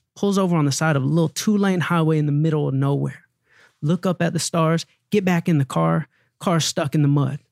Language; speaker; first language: English; native; English